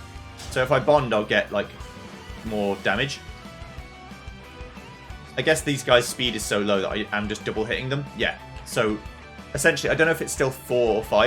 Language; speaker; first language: English; native; English